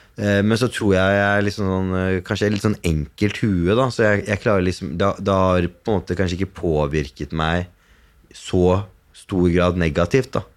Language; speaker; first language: Norwegian; early bilingual, other home language; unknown